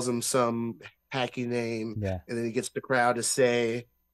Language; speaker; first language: English; native; English